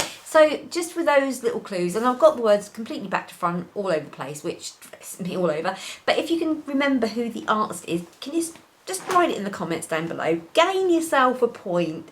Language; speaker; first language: English; native; English